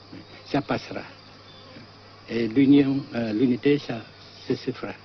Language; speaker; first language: French; non-native, fluent; Vietnamese